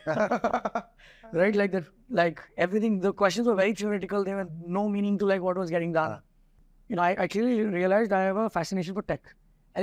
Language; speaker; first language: English; non-native, local second language; Hindi